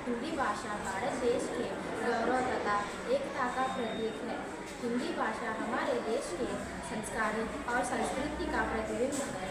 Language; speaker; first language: Hindi; non-native, local second language; Telugu